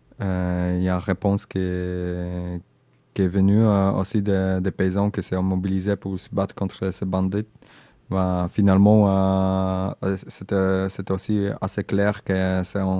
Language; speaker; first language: French; non-native, learner; Indonesian